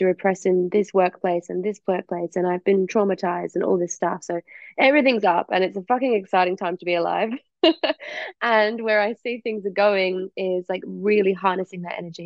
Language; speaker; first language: English; native; English